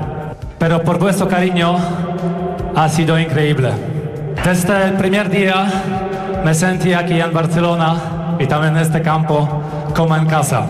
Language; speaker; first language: Spanish; non-native, fluent; Polish